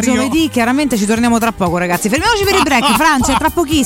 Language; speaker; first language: Italian; native; Italian